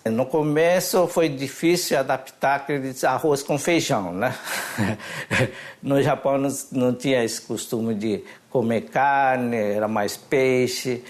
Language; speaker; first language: Portuguese; early bilingual, other home language; Japanese